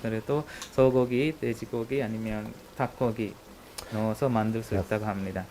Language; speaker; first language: Korean; non-native, learner; Hungarian